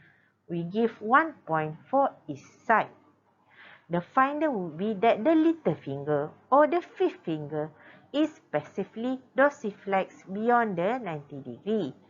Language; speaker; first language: English; non-native, local second language; Malay